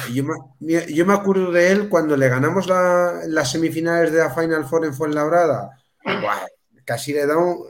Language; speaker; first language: Spanish; native; Spanish